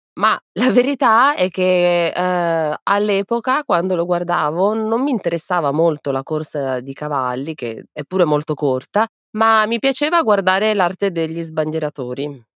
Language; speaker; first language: Italian; native; Italian